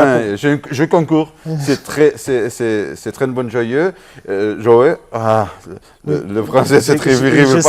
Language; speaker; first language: French; non-native, learner; Portuguese